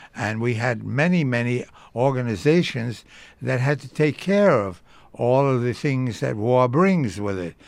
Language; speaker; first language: English; early bilingual, other home language; Yiddish